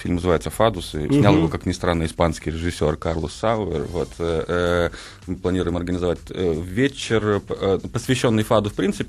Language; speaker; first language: Russian; native; Russian